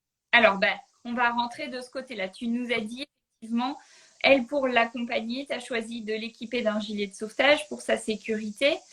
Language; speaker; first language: French; native; French